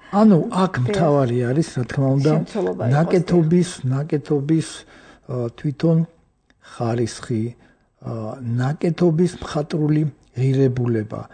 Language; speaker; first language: Georgian; native; Georgian